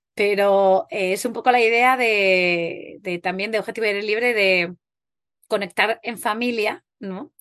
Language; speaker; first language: Spanish; native; Spanish